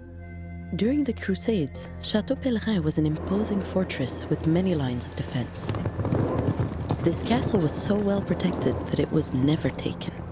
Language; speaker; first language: English; native; English